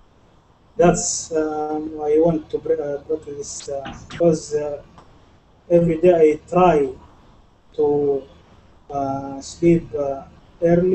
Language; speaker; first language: English; non-native, learner; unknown